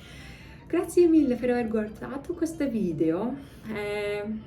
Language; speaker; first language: Italian; non-native, learner; English